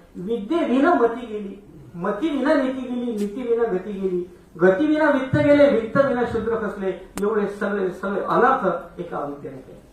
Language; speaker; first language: Marathi; non-native, local second language; Hindi